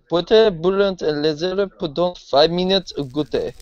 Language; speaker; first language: French; non-native, learner; English